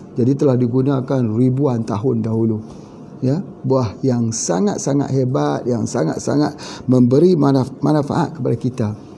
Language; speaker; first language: Malay; native; Malay